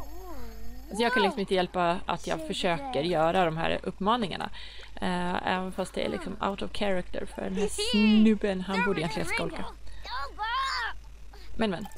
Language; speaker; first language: Swedish; native; Swedish